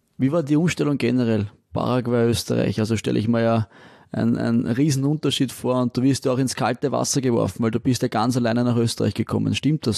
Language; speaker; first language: German; native; German